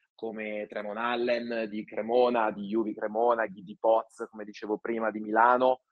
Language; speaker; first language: Italian; native; Italian